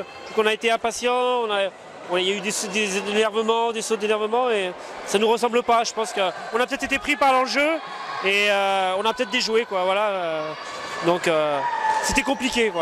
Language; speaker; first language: French; native; French